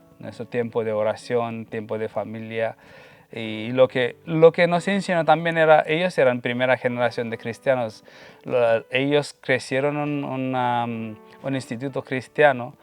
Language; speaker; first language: Spanish; non-native, fluent; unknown